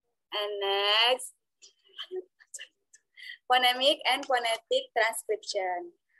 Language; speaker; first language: English; non-native, learner; Indonesian